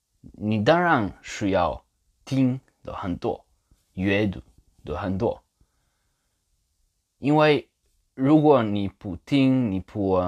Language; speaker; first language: Chinese; non-native, fluent; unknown